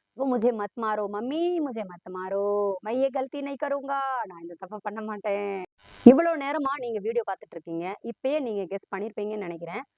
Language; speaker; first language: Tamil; early bilingual, heritage; Tamil